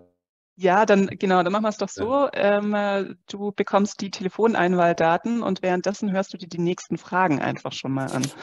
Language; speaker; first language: German; native; German